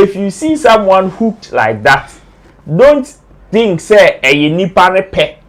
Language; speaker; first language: English; non-native, local second language; Akan